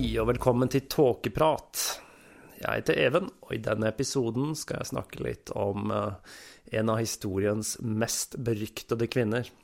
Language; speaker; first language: Norwegian; native; Norwegian